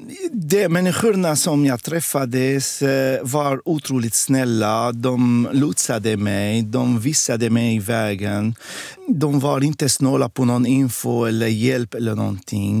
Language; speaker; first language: Swedish; non-native, fluent; Arabic